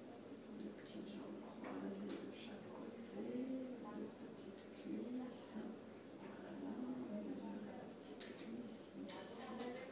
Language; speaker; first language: French; native; French